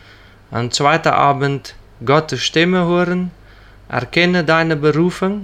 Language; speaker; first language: German; non-native, local second language; Plautdietsch